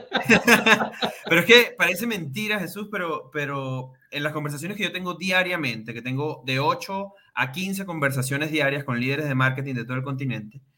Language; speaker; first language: Spanish; native; Spanish